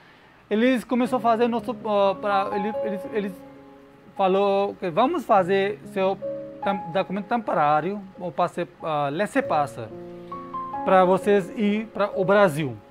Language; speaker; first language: Portuguese; non-native, learner; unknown